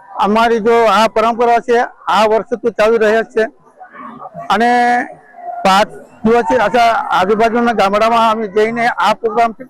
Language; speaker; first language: Gujarati; non-native, local second language; Bhili